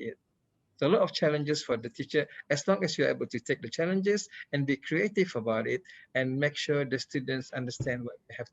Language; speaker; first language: English; non-native, local second language; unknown